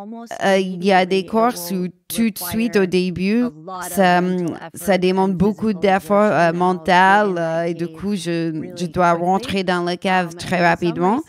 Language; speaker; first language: French; non-native, learner; English